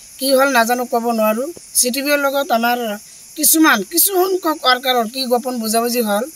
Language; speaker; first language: Assamese; native; Assamese